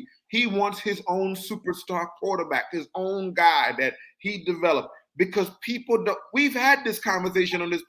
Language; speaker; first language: English; native; English